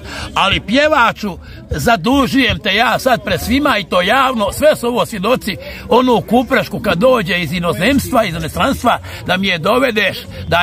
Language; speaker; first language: Serbian; native; Serbian